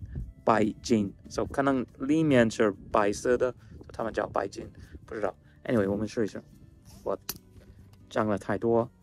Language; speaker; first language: Chinese; non-native, fluent; English